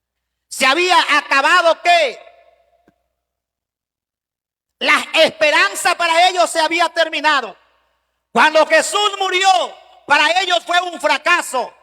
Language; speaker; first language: Spanish; native; Spanish